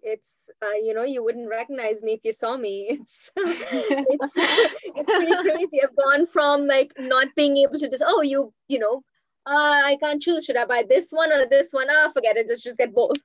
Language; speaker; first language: English; non-native, local second language; Hindi